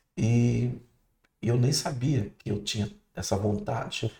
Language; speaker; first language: Portuguese; native; Portuguese